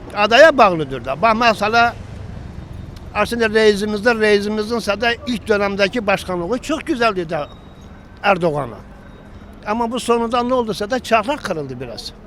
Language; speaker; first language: Turkish; native; Turkish